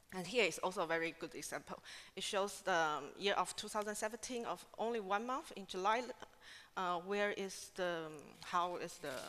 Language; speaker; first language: English; non-native, fluent; Chinese